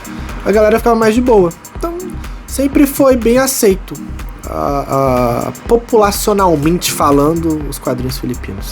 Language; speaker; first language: Portuguese; native; Portuguese